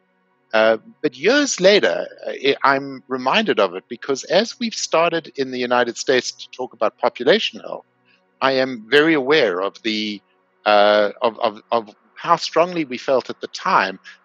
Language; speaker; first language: English; native; English